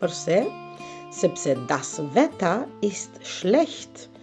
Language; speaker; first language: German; non-native, fluent; Albanian